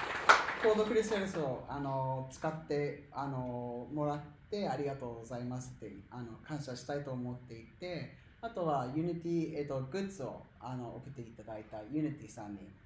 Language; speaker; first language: Japanese; non-native, fluent; English